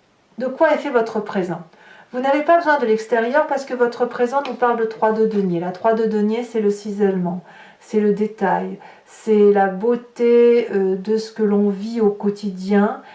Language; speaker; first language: French; native; French